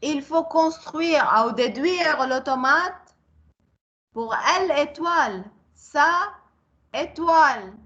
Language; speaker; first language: French; non-native, local second language; Arabic